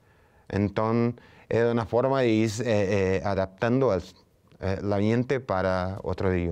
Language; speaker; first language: Spanish; non-native, fluent; Portuguese